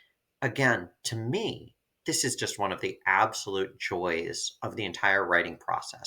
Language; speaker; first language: English; native; English